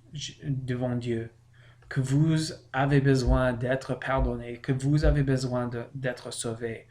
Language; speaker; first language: French; non-native, learner; English